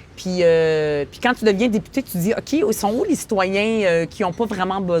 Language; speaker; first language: French; native; French